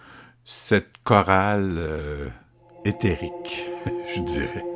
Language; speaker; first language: French; native; French